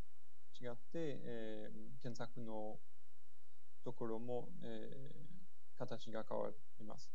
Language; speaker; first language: Japanese; non-native, fluent; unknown